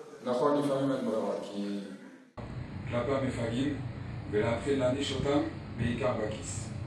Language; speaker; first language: Hebrew; non-native, fluent; French